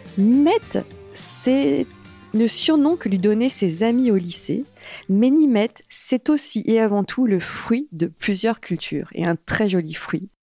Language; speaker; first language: French; native; French